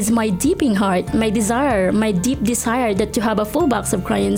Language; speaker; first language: English; non-native, local second language; Cebuano